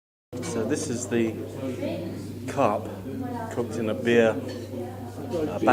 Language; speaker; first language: English; native; English